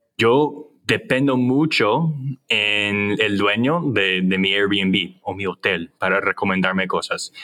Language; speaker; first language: Spanish; non-native, fluent; English